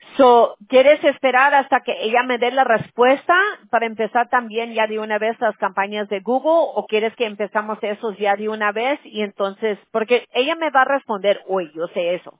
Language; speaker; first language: Spanish; early bilingual, heritage; Spanish